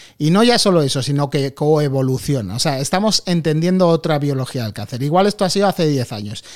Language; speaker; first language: Spanish; native; Spanish